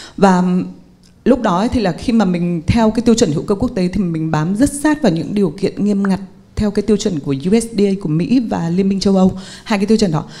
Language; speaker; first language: Vietnamese; native; Vietnamese